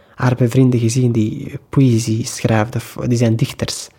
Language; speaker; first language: Dutch; non-native, learner; Persian